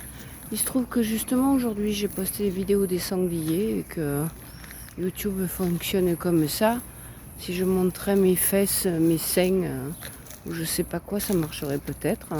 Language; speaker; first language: French; native; French